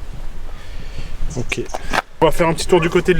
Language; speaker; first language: French; native; French